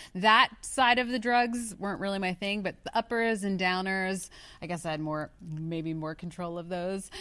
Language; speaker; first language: English; native; English